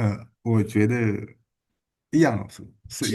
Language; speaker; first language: Chinese; non-native, learner; Indonesian